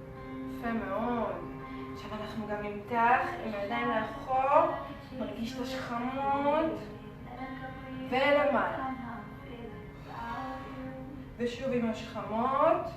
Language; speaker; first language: Hebrew; native; Hebrew